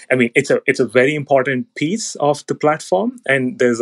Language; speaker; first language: English; non-native, local second language; Telugu